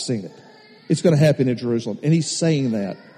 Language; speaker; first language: English; native; English